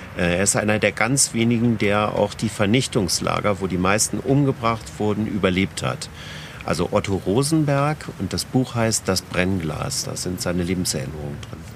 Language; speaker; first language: German; native; German